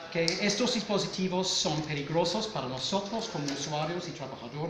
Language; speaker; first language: Spanish; non-native, fluent; English